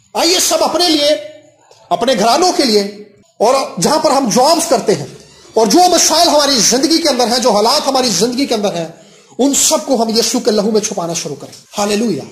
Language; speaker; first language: Urdu; non-native, local second language; Punjabi